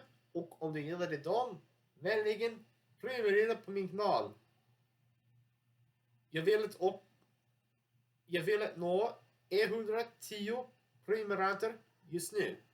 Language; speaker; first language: Swedish; non-native, learner; English